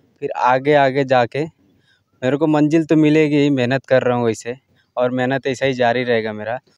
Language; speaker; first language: Hindi; native; Hindi